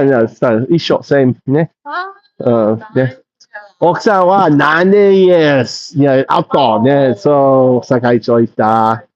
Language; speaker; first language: Japanese; non-native, learner; English